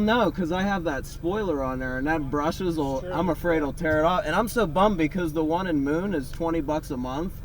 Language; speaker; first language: English; native; English